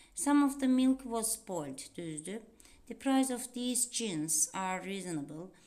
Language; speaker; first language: English; non-native, fluent; Azerbaijani